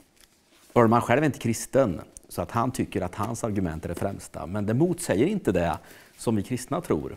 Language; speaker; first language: Swedish; native; Swedish